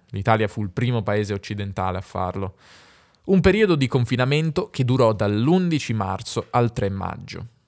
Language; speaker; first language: Italian; native; Italian